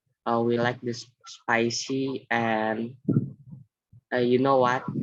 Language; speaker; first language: English; non-native, learner; Indonesian